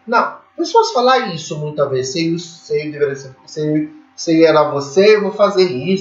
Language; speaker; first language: Portuguese; non-native, fluent; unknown